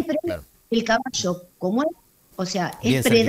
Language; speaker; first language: Spanish; native; Spanish